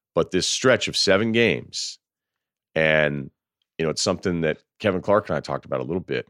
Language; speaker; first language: English; native; English